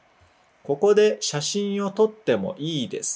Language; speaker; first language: Japanese; non-native, fluent; Portuguese